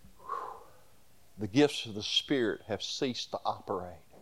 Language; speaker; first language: English; native; English